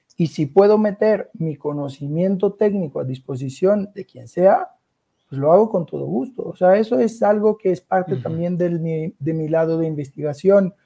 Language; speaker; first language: Spanish; non-native, fluent; Italian